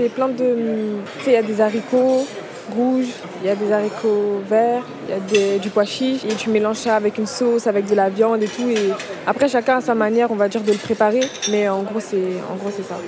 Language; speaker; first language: French; early bilingual, other home language; Kabuverdianu